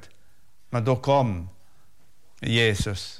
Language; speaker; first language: Swedish; non-native, fluent; Arabic